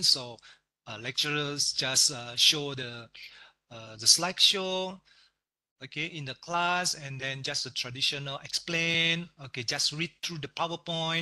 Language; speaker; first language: English; non-native, local second language; Malay